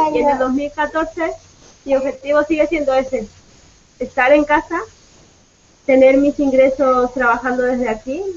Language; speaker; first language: Spanish; native; Spanish